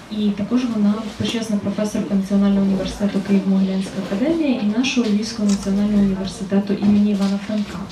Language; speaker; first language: Ukrainian; native; Ukrainian